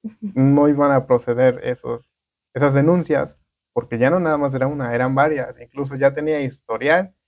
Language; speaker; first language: Spanish; native; Spanish